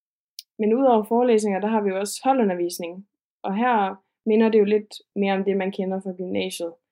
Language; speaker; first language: Danish; native; Danish